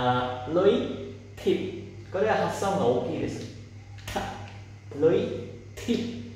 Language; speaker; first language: Japanese; non-native, fluent; Lao